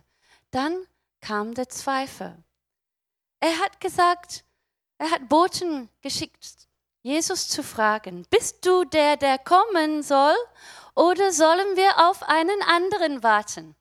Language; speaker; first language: German; non-native, fluent; English